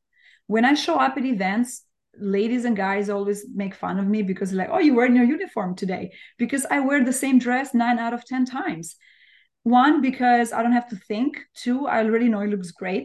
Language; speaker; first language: English; non-native, fluent; Albanian